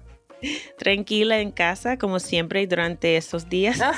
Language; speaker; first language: Spanish; non-native, fluent; English